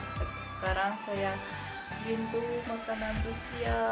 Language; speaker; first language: Indonesian; non-native, learner; Russian